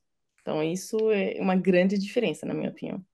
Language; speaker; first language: Portuguese; non-native, fluent; French